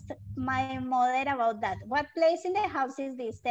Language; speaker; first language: English; non-native, fluent; Spanish